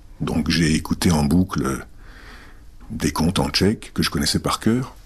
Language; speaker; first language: French; early bilingual, other home language; Czech